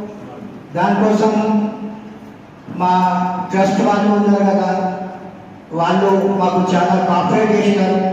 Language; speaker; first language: Telugu; non-native, local second language; Urdu